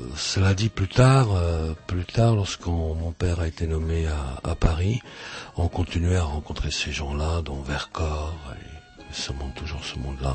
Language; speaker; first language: French; early bilingual, other home language; Czech